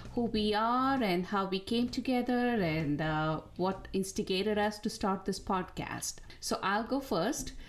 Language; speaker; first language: English; non-native, local second language; Tamil